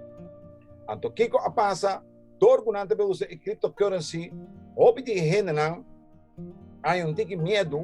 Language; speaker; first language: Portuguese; non-native, learner; Papiamento